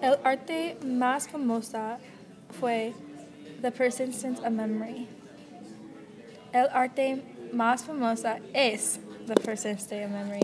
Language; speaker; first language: Spanish; non-native, learner; English